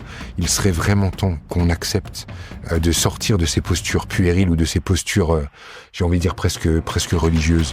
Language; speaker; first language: French; native; French